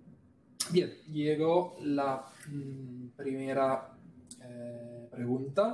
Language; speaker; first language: Spanish; non-native, fluent; Italian